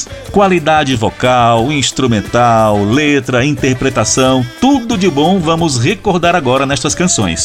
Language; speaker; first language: Portuguese; native; Portuguese